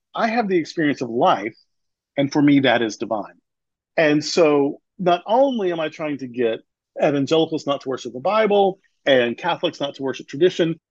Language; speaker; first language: English; native; English